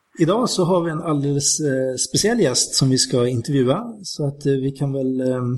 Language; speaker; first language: Swedish; native; Swedish